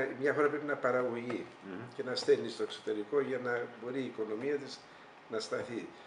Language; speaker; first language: Greek; early bilingual, heritage; Greek